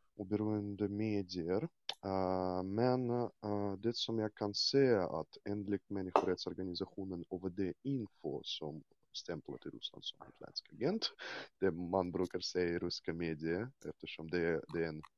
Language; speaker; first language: Swedish; non-native, fluent; Russian